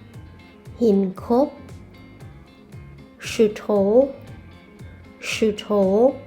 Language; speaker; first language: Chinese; non-native, learner; Lao